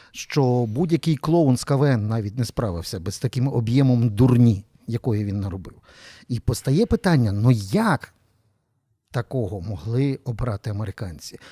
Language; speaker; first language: Ukrainian; native; Ukrainian